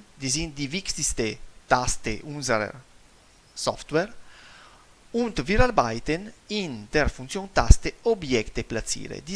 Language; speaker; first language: German; non-native, fluent; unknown